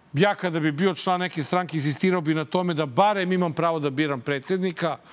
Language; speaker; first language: Serbian; native; Serbian